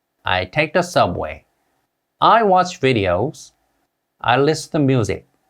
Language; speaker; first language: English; non-native, fluent; Korean